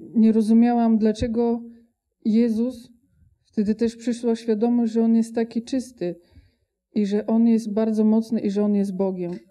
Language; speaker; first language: Polish; non-native, fluent; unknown